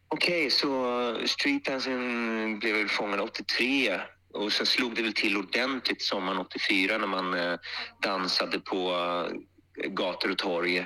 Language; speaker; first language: Swedish; early bilingual, other home language; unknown